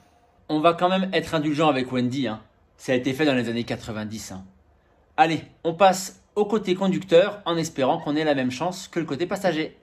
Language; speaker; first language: French; native; French